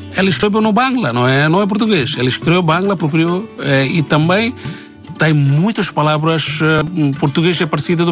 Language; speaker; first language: Portuguese; non-native, learner; Bangla